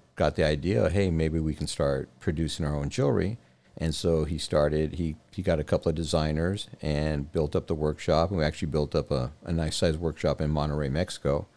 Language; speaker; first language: English; native; English